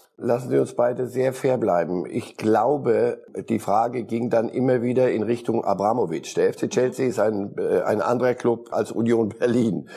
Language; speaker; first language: German; early bilingual, other home language; Polish